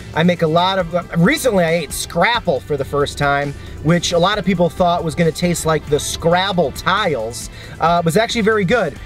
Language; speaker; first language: English; native; English